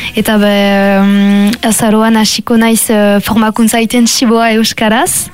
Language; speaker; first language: Basque; non-native, local second language; French